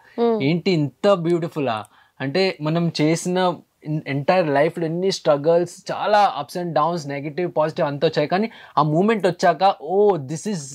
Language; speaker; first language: Telugu; early bilingual, heritage; Telugu